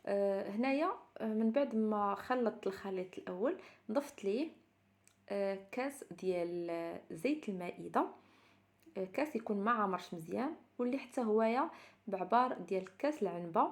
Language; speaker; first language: Arabic; native; Arabic